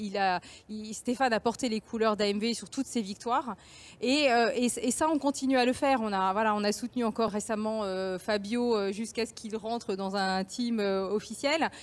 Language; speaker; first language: French; native; French